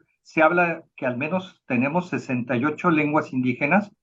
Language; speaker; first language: Spanish; native; Spanish